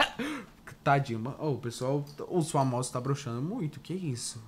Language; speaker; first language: Portuguese; native; Portuguese